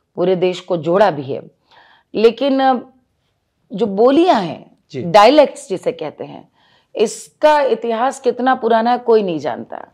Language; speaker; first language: Hindi; native; Hindi